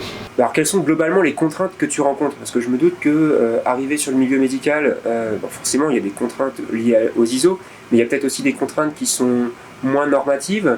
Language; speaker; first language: French; native; French